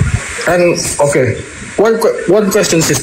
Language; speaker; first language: English; non-native, learner; Indonesian